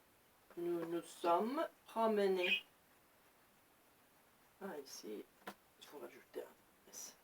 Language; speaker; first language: French; non-native, local second language; Arabic